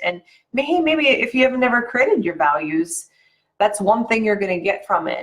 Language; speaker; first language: English; native; English